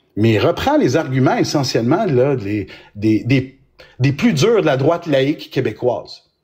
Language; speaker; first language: French; early bilingual, other home language; Arabic